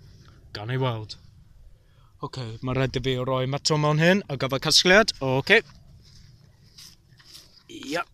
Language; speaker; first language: Welsh; non-native, local second language; English